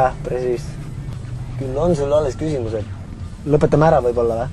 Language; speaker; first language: Dutch; non-native, learner; Estonian